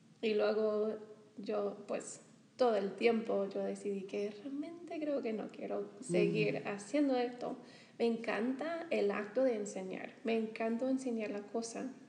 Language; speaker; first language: Spanish; non-native, fluent; English